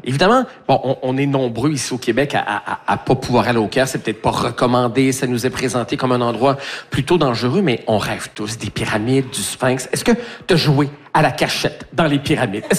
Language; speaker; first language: French; native; French